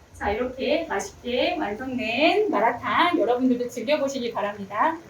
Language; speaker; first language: Korean; early bilingual, heritage; Korean